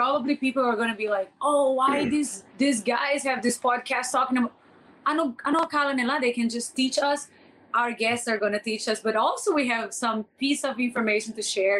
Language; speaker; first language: English; non-native, fluent; Portuguese